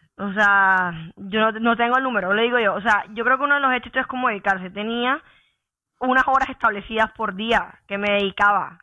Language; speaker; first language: Spanish; native; Spanish